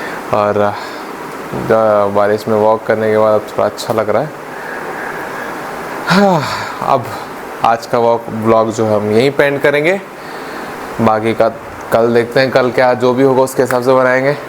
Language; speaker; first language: Hindi; native; Hindi